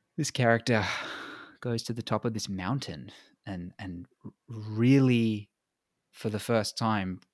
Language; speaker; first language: English; native; English